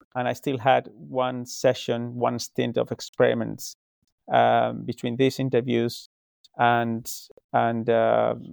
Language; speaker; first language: English; non-native, fluent; Spanish